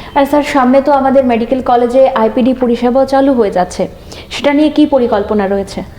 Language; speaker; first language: Bangla; native; Bangla